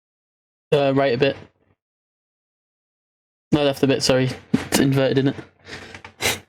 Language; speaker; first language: English; native; English